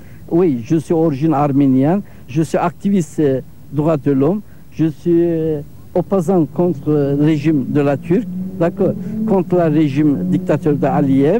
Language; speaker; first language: French; non-native, learner; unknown